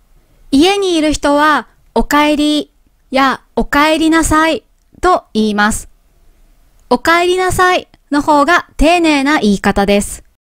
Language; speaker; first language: Japanese; native; Japanese